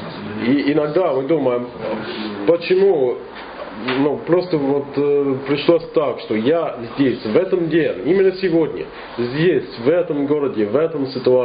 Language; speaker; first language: Russian; non-native, fluent; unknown